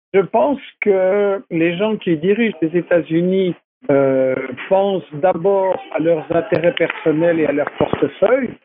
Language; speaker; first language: French; native; French